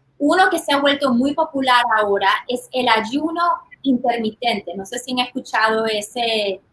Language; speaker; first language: Spanish; early bilingual, heritage; Spanish